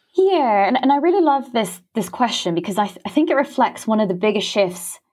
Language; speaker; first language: English; native; English